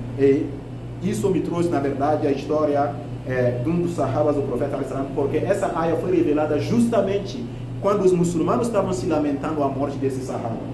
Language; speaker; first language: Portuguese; non-native, fluent; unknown